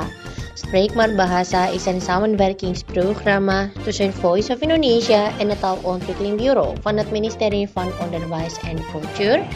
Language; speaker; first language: Dutch; non-native, fluent; Indonesian